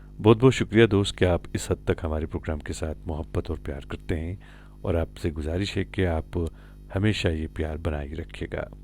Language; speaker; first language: Hindi; non-native, local second language; Kashmiri